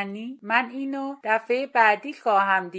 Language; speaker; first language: Persian; native; Persian